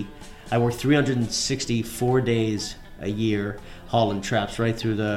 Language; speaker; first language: English; native; English